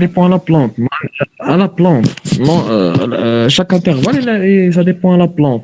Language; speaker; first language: French; non-native, local second language; Arabic